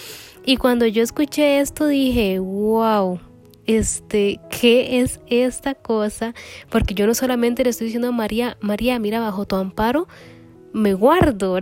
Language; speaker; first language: Spanish; native; Spanish